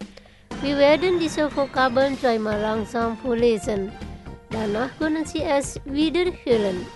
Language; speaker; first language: German; non-native, fluent; Indonesian